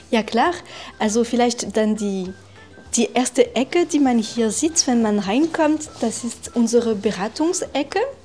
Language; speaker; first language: German; non-native, fluent; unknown